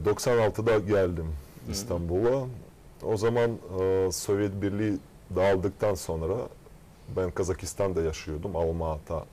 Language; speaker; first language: Turkish; non-native, fluent; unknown